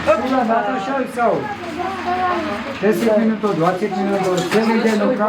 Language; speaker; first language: Russian; non-native, learner; Georgian